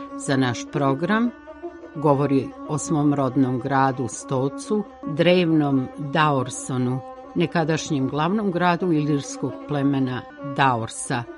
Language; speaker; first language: Serbian; native; Serbian